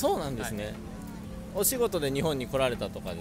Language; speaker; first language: Japanese; native; Japanese